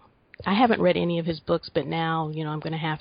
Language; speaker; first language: English; native; English